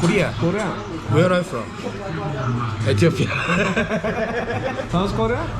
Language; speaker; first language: English; non-native, learner; Korean